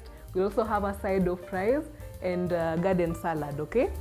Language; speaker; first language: English; non-native, local second language; Swahili